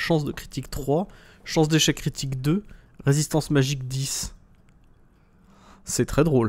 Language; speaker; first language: French; native; French